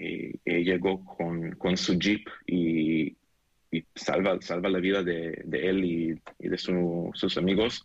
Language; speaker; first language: Spanish; non-native, learner; Hebrew